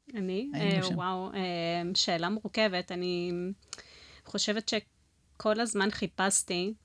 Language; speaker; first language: Hebrew; non-native, fluent; Spanish